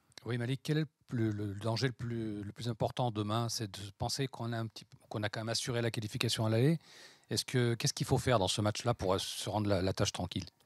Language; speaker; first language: French; native; French